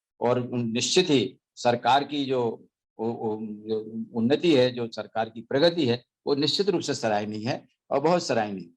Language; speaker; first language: Hindi; native; Hindi